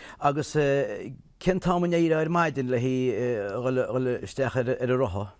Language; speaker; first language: Irish; native; Irish